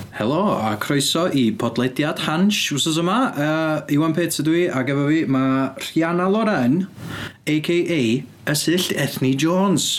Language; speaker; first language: Welsh; native; Welsh